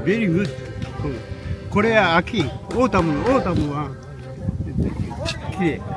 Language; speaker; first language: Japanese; non-native, learner; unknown